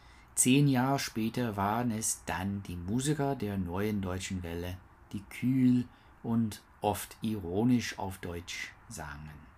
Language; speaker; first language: German; non-native, learner; English